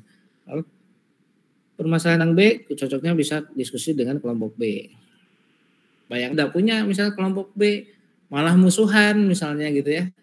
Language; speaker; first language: Indonesian; native; Indonesian